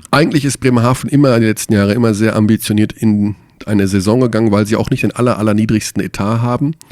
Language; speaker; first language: German; native; German